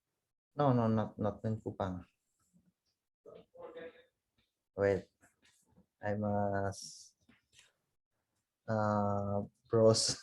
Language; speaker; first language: English; non-native, learner; Indonesian